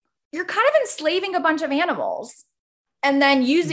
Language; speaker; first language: English; early bilingual, other home language; Spanish